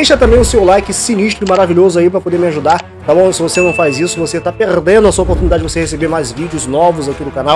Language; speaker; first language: Portuguese; native; Portuguese